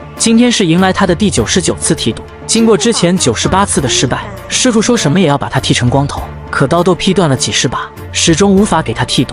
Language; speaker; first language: Chinese; native; Chinese